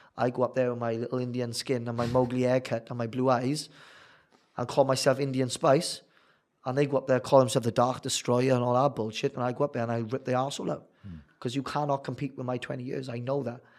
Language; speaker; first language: English; native; English